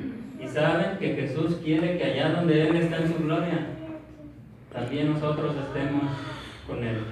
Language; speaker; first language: Spanish; native; Spanish